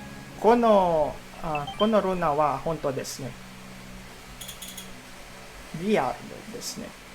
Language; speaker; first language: Japanese; non-native, learner; Filipino